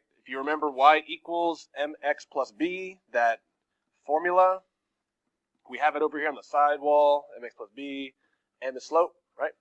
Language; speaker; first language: English; native; English